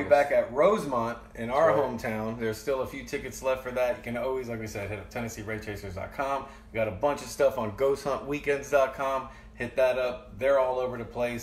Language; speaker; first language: English; native; English